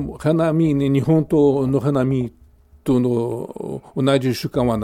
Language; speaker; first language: Japanese; non-native, fluent; Portuguese